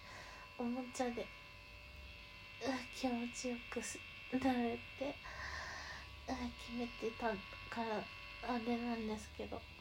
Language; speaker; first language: Japanese; native; Japanese